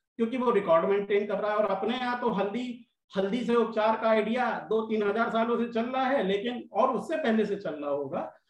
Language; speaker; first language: Hindi; native; Hindi